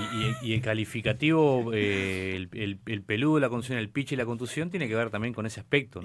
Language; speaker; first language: Spanish; native; Spanish